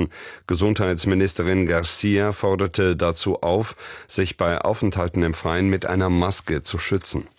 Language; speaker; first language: German; native; German